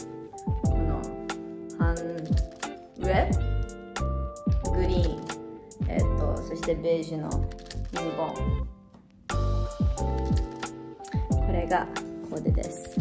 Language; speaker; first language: Japanese; early bilingual, heritage; English